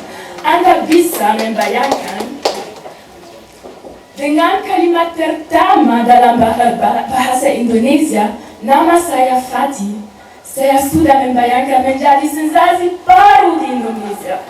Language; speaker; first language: Indonesian; non-native, learner; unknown